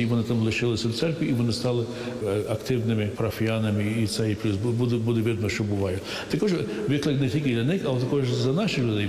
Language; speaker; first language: Ukrainian; early bilingual, heritage; English